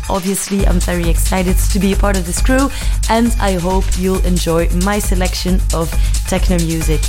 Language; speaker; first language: English; non-native, fluent; Dutch